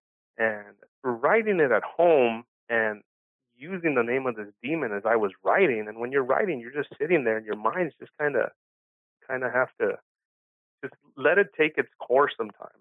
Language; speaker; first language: English; early bilingual, other home language; Spanish